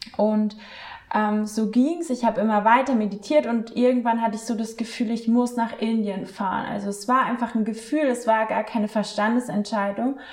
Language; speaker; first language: German; native; German